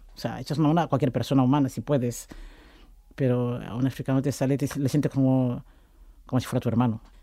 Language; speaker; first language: Spanish; non-native, fluent; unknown